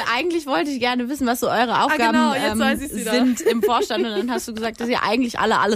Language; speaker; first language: German; native; German